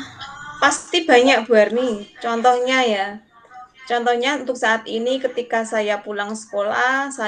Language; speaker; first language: Indonesian; non-native, local second language; Javanese